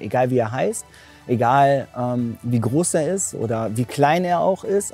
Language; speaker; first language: German; native; German